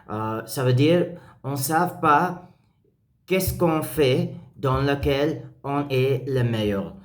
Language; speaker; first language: French; non-native, learner; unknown